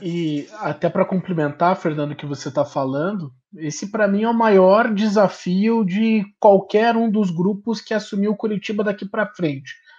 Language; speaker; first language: Portuguese; native; Portuguese